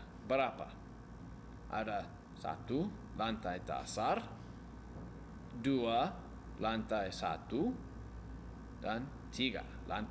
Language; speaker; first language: Indonesian; non-native, learner; English